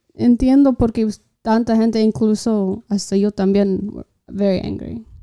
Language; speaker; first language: Spanish; non-native, fluent; English